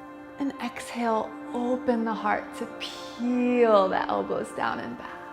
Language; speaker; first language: English; native; English